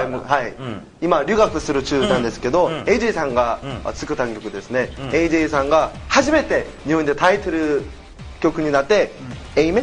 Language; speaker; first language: Japanese; non-native, learner; Korean